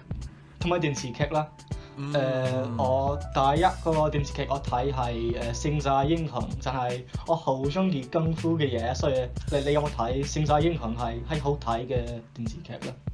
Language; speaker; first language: Cantonese; non-native, learner; English